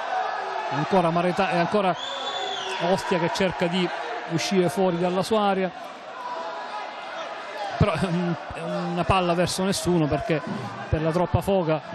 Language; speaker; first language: Italian; native; Italian